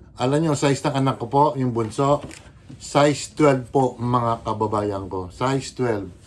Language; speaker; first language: Filipino; native; Filipino